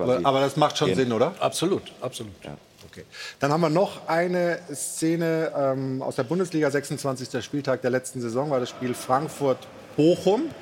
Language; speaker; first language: German; native; German